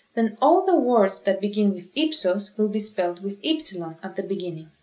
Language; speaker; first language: English; non-native, fluent; Greek